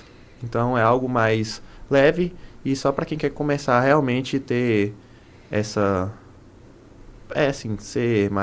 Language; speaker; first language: Portuguese; native; Portuguese